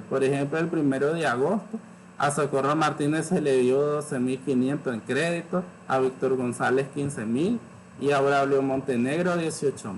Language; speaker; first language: Spanish; native; Spanish